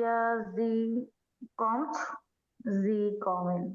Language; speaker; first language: German; non-native, learner; Bangla